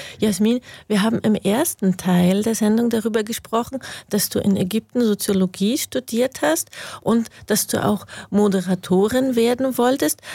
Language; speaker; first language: German; native; German